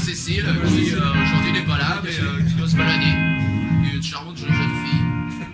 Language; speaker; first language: French; native; French